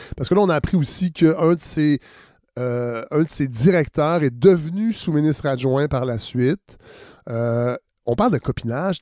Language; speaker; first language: French; native; French